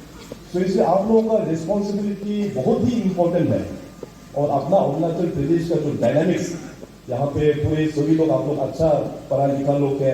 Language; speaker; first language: Hindi; non-native, local second language; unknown